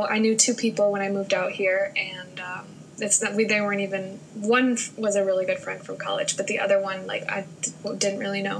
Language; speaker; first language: English; native; English